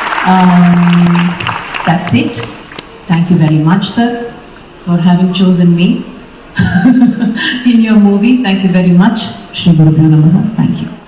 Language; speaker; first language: English; non-native, local second language; Malayalam